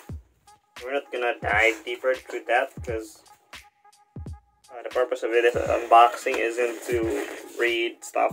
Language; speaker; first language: English; non-native, local second language; Filipino